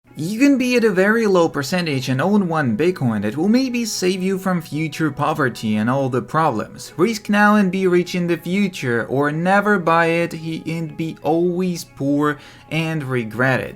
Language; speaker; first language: English; non-native, fluent; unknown